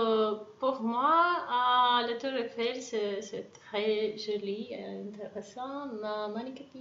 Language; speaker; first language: French; non-native, learner; Russian